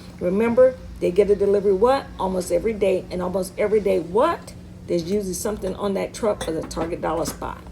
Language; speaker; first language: English; native; English